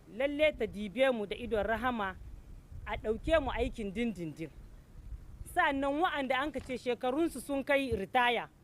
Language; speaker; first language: Hausa; native; Hausa